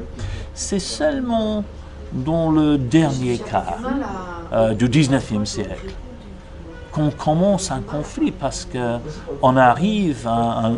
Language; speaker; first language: French; non-native, fluent; English